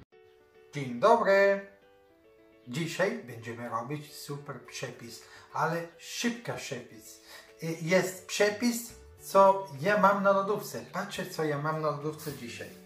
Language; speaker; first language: Polish; non-native, learner; Italian